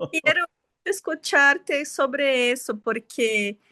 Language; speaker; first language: Spanish; non-native, fluent; Portuguese